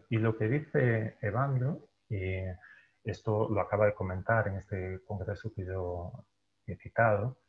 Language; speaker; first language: Spanish; native; Spanish